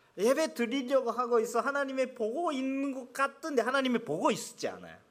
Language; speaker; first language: Korean; non-native, fluent; Japanese